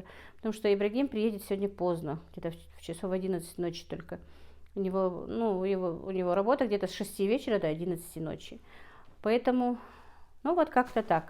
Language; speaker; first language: Russian; non-native, local second language; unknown